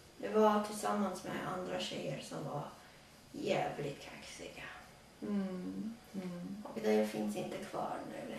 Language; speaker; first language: Swedish; early bilingual, other home language; Latvian